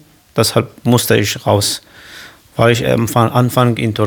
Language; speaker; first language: German; non-native, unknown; Kurdish